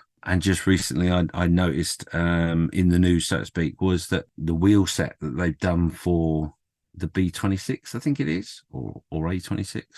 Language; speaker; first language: English; native; English